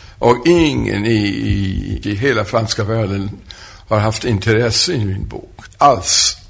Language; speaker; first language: Swedish; non-native, fluent; French